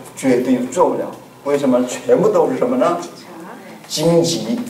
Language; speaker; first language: Chinese; non-native, fluent; Korean